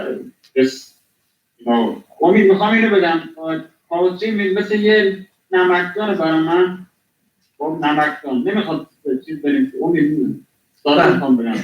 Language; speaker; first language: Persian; non-native, local second language; Kurdish